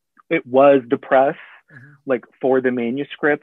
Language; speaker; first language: English; native; English